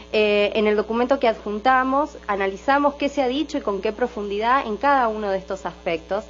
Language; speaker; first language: Spanish; native; Spanish